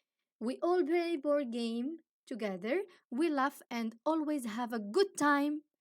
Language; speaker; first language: English; non-native, fluent; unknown